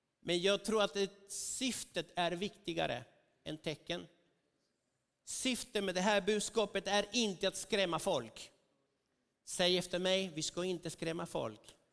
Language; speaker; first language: Swedish; non-native, fluent; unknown